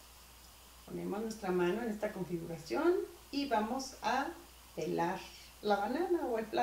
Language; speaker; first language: Spanish; native; Spanish